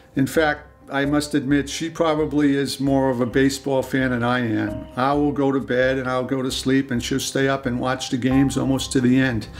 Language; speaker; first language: English; native; English